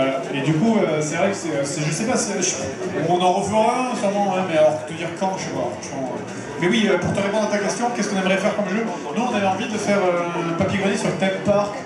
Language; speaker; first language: French; native; French